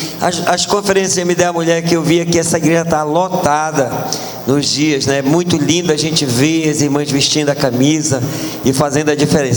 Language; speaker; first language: Portuguese; native; Portuguese